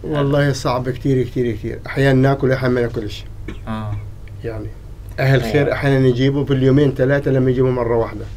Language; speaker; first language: Arabic; native; Arabic